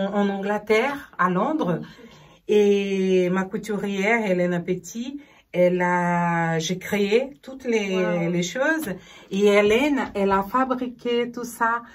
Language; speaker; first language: French; non-native, fluent; Portuguese